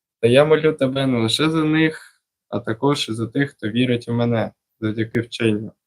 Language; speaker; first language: Ukrainian; non-native, local second language; Russian